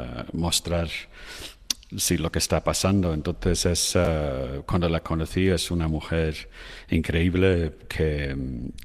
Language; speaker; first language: Spanish; non-native, fluent; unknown